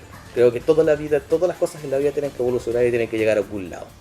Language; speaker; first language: Spanish; native; Spanish